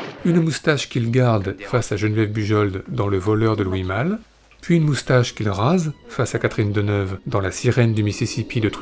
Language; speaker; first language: French; native; French